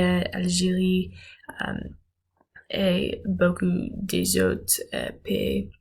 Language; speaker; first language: French; non-native, learner; English